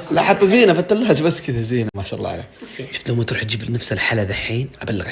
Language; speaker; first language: Arabic; native; Arabic